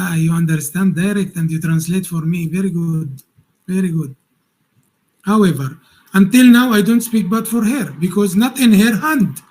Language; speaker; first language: English; non-native, learner; Arabic